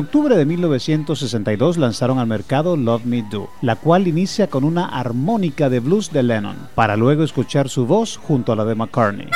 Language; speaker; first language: Spanish; native; Spanish